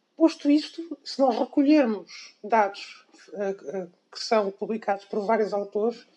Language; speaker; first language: Portuguese; native; Portuguese